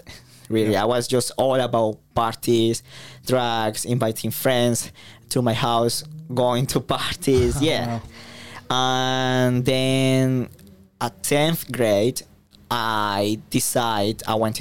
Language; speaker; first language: English; non-native, fluent; Spanish